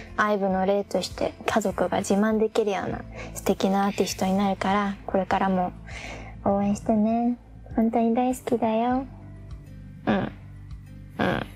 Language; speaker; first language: Japanese; native; Japanese